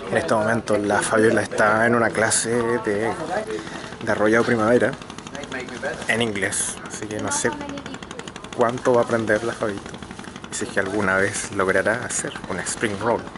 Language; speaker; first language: Spanish; native; Spanish